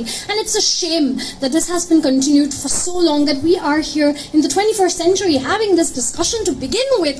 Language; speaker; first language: English; non-native, local second language; Bangla